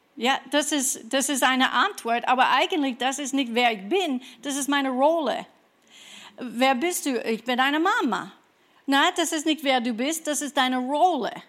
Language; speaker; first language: German; non-native, fluent; English